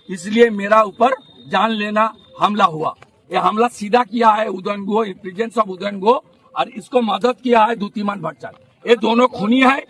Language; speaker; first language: Hindi; non-native, local second language; Bangla